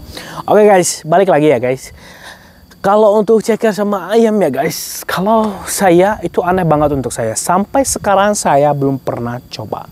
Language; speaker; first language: Indonesian; non-native, fluent; Arabic